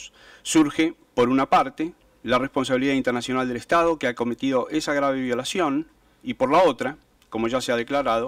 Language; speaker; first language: Spanish; native; Spanish